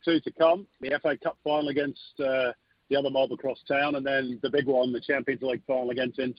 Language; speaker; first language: English; native; English